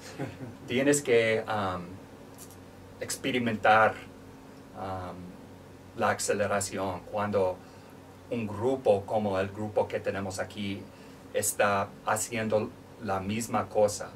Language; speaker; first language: Spanish; non-native, fluent; English